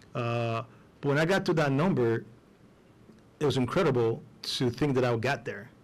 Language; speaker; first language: English; non-native, fluent; Spanish